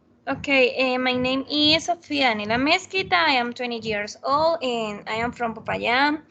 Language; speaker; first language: English; non-native, learner; Spanish